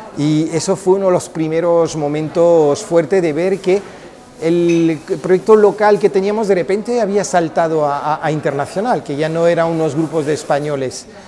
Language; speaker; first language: Spanish; early bilingual, heritage; Spanish